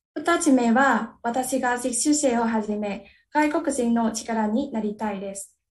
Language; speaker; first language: Japanese; non-native, learner; Vietnamese